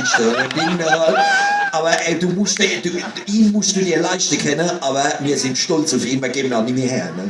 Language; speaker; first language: German; native; German